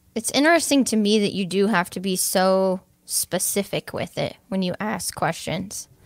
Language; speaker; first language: English; native; English